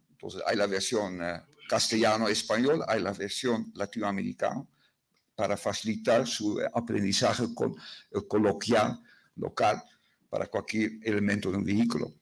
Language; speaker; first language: Spanish; non-native, fluent; Dutch